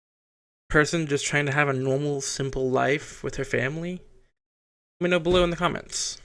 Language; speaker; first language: English; native; English